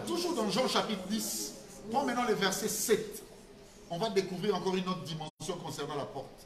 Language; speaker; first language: French; non-native, local second language; Lingala